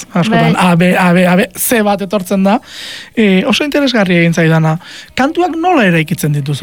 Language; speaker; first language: Basque; native; Basque